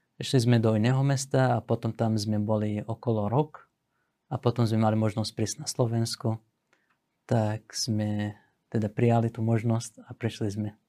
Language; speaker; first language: Slovak; non-native, fluent; Assyrian Neo-Aramaic